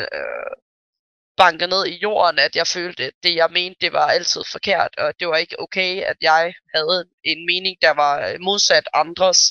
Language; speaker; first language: Danish; early bilingual, other home language; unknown